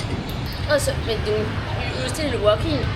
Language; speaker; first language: English; non-native, fluent; French